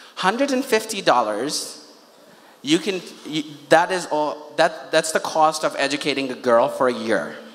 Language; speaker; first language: English; non-native, local second language; Urdu